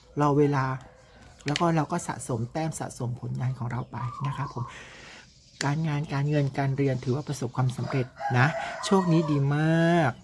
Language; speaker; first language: Thai; native; Thai